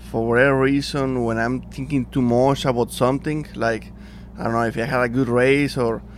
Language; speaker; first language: English; non-native, fluent; Spanish